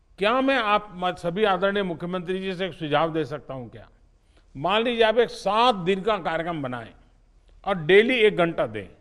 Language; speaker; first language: Hindi; non-native, local second language; Gujarati